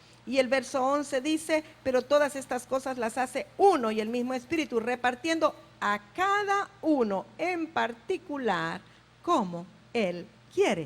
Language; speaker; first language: Spanish; native; Spanish